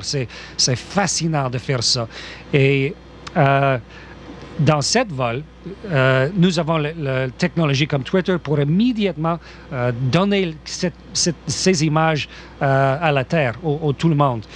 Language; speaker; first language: French; non-native, local second language; English